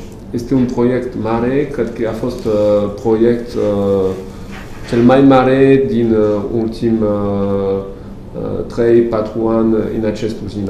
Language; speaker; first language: Romanian; non-native, learner; French